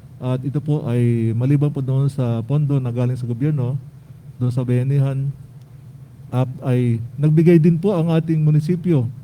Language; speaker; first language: Filipino; native; Filipino